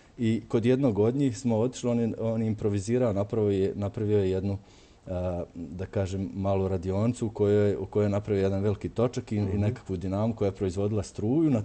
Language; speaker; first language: Croatian; native; Croatian